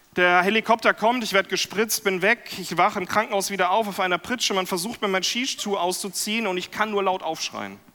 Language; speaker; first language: German; native; German